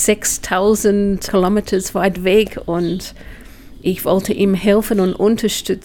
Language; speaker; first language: German; non-native, fluent; English